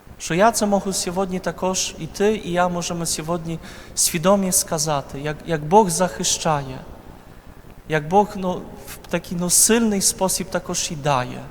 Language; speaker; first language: Ukrainian; non-native, fluent; Polish